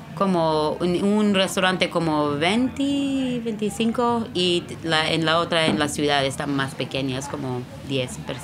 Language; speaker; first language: Spanish; non-native, learner; Hebrew